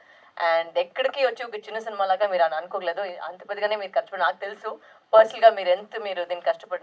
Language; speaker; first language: Telugu; non-native, local second language; Tamil